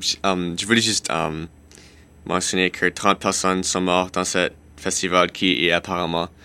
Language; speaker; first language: French; non-native, local second language; English